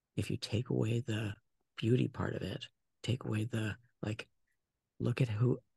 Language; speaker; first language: English; native; English